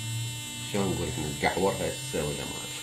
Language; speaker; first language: Arabic; native; Arabic